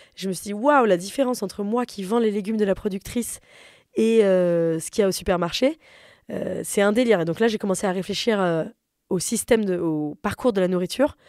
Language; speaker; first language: French; native; French